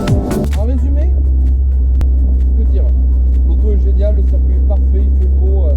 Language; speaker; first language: French; native; French